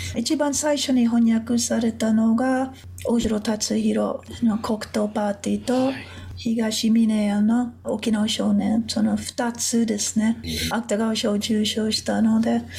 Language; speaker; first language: Japanese; non-native, fluent; English